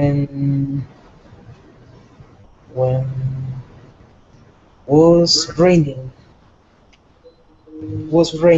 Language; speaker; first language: English; non-native, learner; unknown